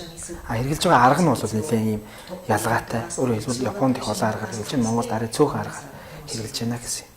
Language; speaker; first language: Mongolian; non-native, fluent; Japanese